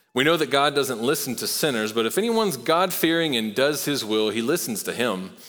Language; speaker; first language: English; native; English